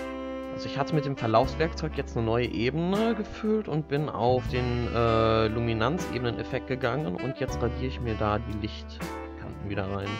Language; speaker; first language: German; native; German